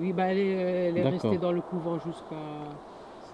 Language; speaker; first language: French; non-native, fluent; Portuguese